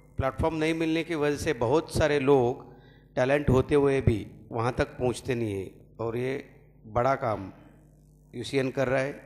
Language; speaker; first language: Hindi; non-native, local second language; Marathi